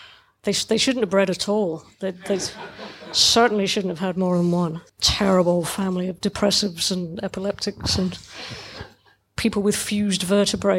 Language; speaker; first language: English; native; English